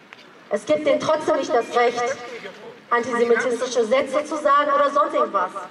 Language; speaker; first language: German; early bilingual, other home language; Persian